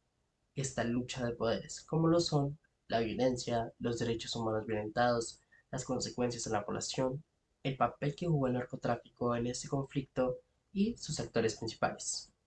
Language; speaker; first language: Spanish; native; Spanish